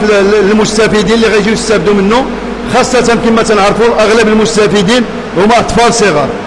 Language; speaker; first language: Arabic; native; Arabic